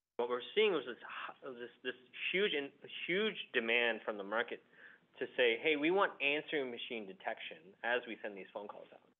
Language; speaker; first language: English; early bilingual, other home language; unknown